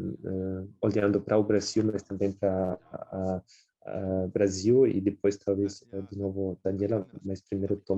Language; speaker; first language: Portuguese; non-native, fluent; German